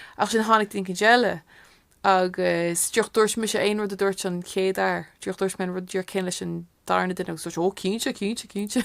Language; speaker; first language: Irish; non-native, local second language; English